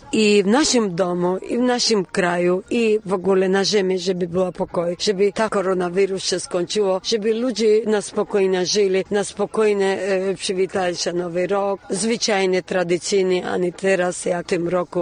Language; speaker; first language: Polish; non-native, fluent; Georgian